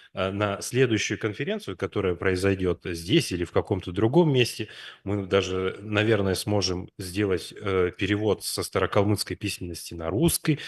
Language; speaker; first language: Russian; native; Russian